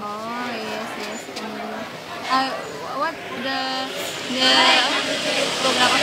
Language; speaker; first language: English; non-native, learner; Indonesian